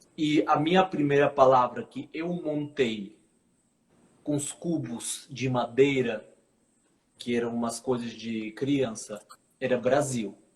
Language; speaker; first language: Portuguese; non-native, fluent; Armenian